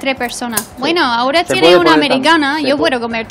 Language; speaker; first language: Spanish; non-native, fluent; English